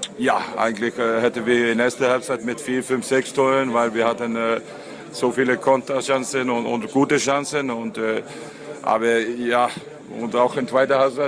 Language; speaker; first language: German; non-native, fluent; Icelandic